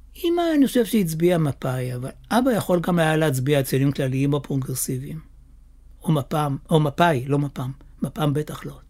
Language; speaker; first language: Hebrew; native; Hebrew